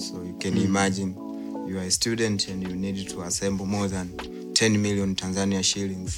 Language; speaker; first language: English; non-native, local second language; Swahili